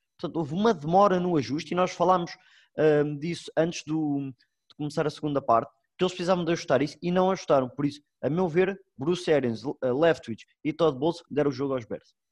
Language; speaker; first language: Portuguese; native; Portuguese